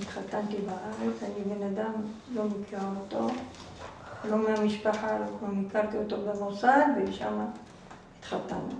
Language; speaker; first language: Hebrew; non-native, fluent; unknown